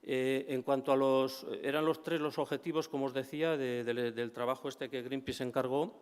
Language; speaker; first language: Spanish; native; Spanish